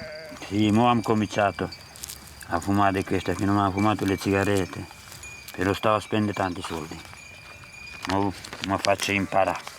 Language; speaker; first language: Italian; non-native, learner; Romanian